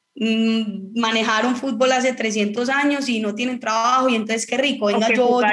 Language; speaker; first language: Spanish; native; Spanish